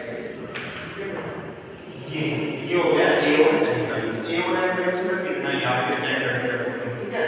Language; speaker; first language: Hindi; native; Hindi